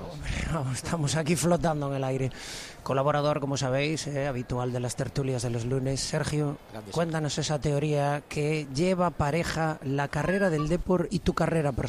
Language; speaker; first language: Spanish; native; Spanish